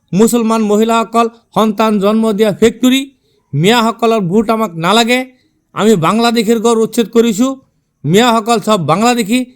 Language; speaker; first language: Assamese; non-native, local second language; Bangla